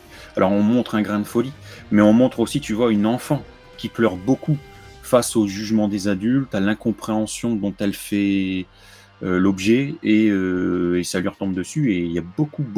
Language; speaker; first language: French; native; French